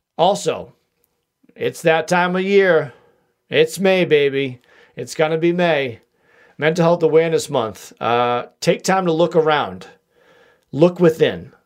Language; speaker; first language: English; native; English